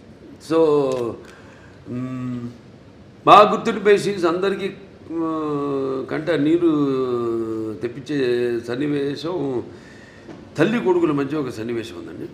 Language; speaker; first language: Telugu; native; Telugu